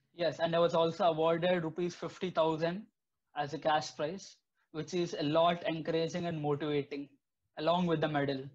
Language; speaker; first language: English; non-native, local second language; Telugu